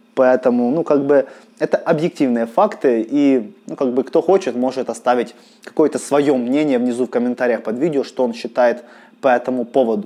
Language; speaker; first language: Russian; native; Russian